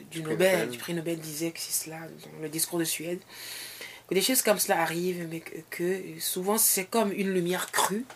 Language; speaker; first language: French; non-native, local second language; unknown